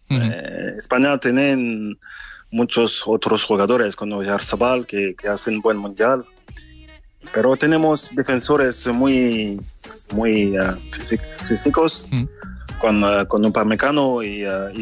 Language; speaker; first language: Spanish; non-native, fluent; French